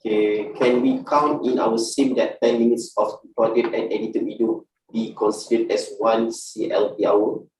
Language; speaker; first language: English; non-native, local second language; Malay